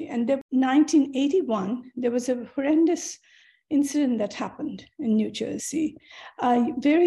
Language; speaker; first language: English; non-native, local second language; Bangla